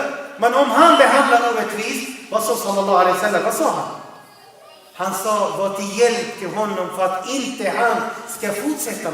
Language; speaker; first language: Swedish; non-native, fluent; Arabic